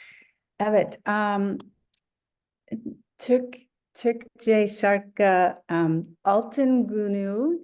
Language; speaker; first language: Turkish; non-native, learner; English